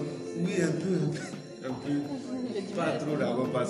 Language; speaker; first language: French; non-native, learner; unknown